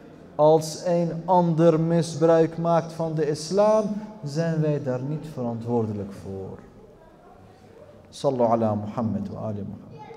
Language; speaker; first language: Dutch; early bilingual, other home language; Arabic